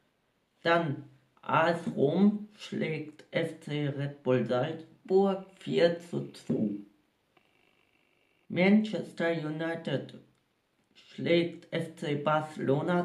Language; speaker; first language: German; native; German